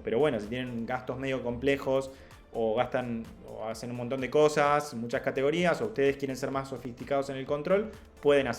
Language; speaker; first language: Spanish; native; Spanish